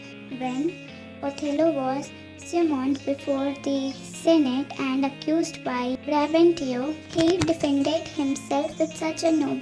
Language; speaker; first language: English; non-native, local second language; Hindi